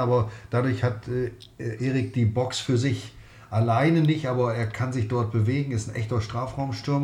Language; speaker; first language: German; native; German